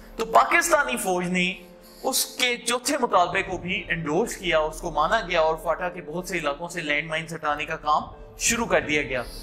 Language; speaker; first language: Urdu; non-native, local second language; Punjabi